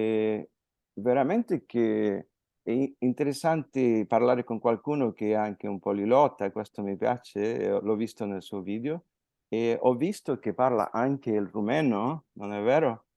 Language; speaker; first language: Italian; non-native, fluent; Spanish